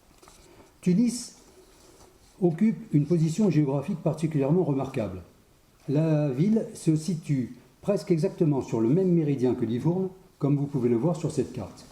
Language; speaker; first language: French; native; French